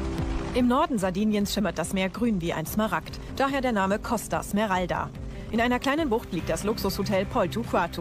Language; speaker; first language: German; native; German